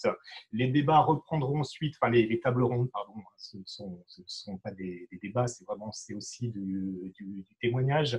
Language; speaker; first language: French; native; French